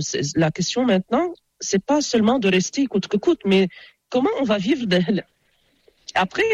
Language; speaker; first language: French; non-native, local second language; Arabic